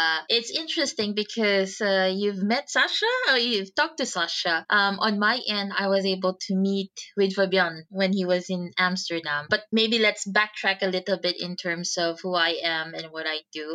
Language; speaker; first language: English; non-native, local second language; Filipino